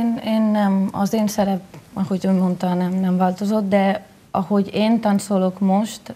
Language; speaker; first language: Hungarian; non-native, learner; Spanish